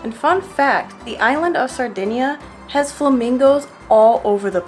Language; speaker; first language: English; native; English